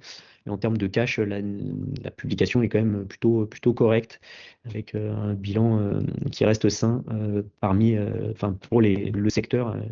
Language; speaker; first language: French; native; French